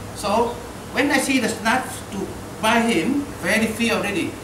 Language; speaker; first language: English; non-native, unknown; Vietnamese